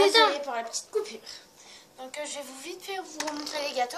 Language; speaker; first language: French; native; French